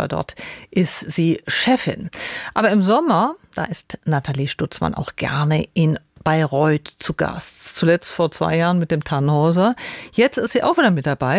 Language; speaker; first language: German; native; German